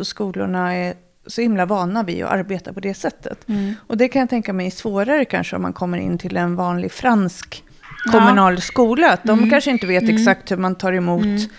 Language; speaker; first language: Swedish; native; Swedish